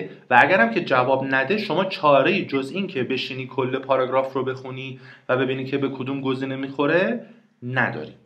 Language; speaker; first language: Persian; native; Persian